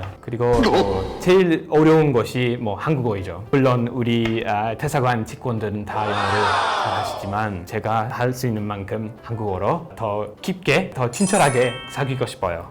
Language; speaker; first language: Korean; non-native, fluent; English